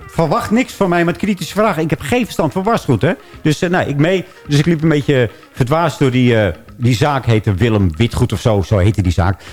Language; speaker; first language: Dutch; native; Dutch